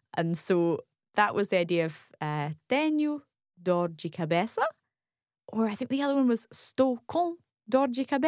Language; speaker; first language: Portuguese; non-native, learner; English